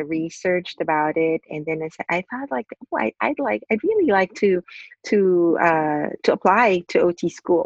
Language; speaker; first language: English; non-native, local second language; Filipino